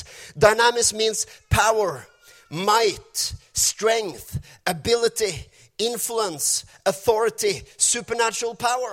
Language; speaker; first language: English; non-native, fluent; Norwegian